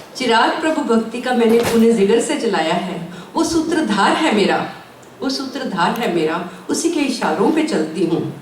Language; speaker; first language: Hindi; native; Hindi